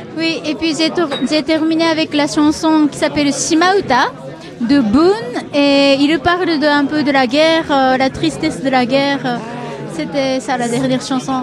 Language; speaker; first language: French; non-native, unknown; Japanese